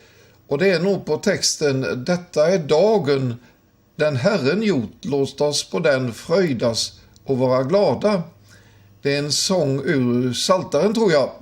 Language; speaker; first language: Swedish; native; Swedish